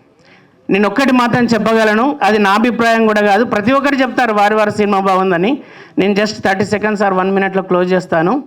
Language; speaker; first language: Telugu; native; Telugu